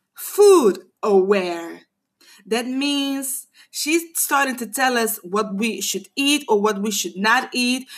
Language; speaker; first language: English; non-native, fluent; Papiamento